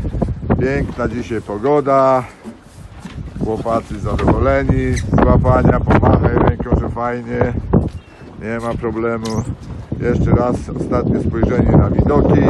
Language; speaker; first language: Polish; native; Polish